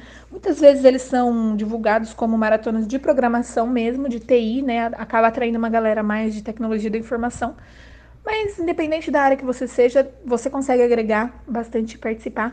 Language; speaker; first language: Portuguese; native; Portuguese